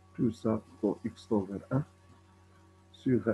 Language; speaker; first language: French; non-native, local second language; Arabic